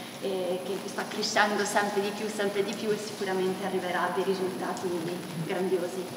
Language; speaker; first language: Italian; native; Italian